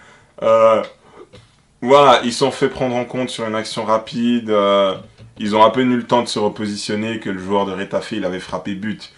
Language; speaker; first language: French; native; French